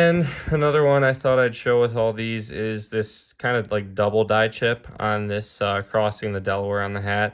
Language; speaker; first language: English; native; English